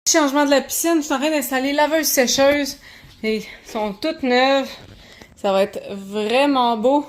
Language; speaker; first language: French; native; French